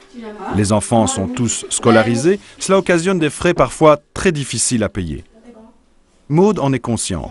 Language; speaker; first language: French; native; French